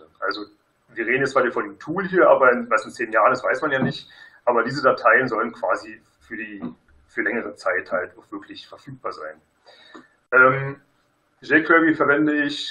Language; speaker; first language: German; native; German